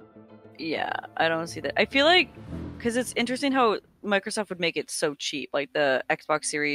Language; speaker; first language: English; native; English